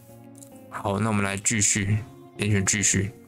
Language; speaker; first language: Chinese; native; Chinese